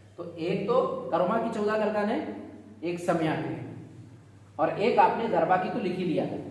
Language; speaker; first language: Urdu; native; Urdu